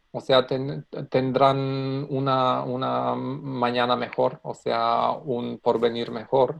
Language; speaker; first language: Spanish; non-native, learner; Macedonian